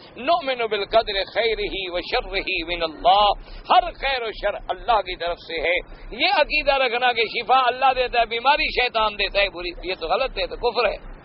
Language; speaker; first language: Urdu; native; Urdu